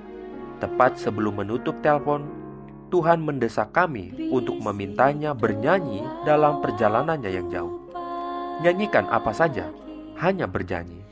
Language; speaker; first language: Indonesian; native; Indonesian